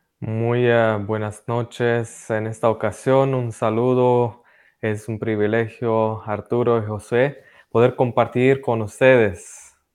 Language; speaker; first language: Spanish; non-native, fluent; Romanian